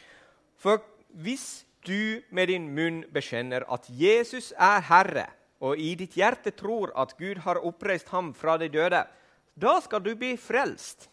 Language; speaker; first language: Norwegian; non-native, fluent; Finnish